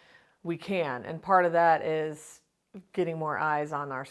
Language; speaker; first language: English; native; English